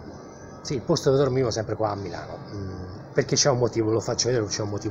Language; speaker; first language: Italian; native; Italian